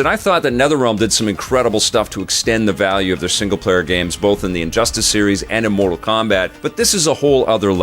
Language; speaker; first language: English; native; English